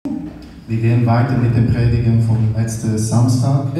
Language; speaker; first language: German; non-native, learner; Portuguese